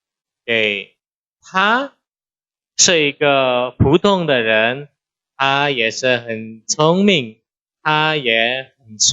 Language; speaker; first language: Chinese; non-native, fluent; Indonesian